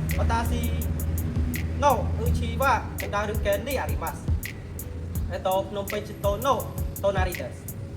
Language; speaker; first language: Japanese; non-native, learner; Khmer